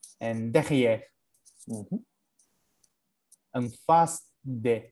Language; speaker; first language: French; non-native, learner; English